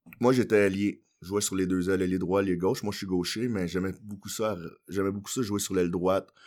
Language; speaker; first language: French; early bilingual, other home language; Haitian Creole